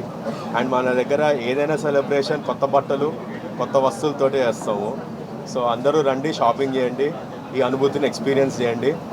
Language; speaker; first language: Telugu; native; Telugu